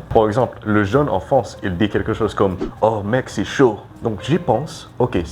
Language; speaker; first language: French; non-native, learner; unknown